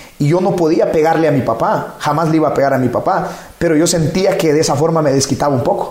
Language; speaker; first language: Spanish; native; Spanish